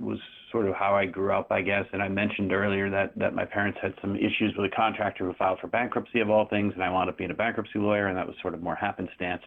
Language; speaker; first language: English; native; English